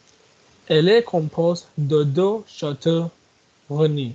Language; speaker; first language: French; non-native, learner; Arabic